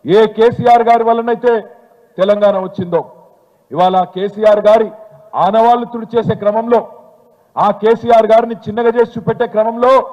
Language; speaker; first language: Telugu; native; Telugu